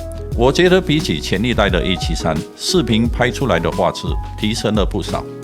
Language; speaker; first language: Chinese; native; Chinese